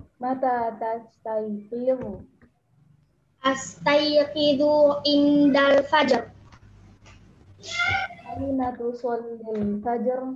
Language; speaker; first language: Arabic; non-native, learner; Indonesian